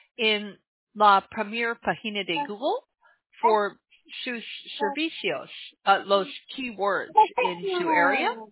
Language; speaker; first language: Spanish; non-native, learner; English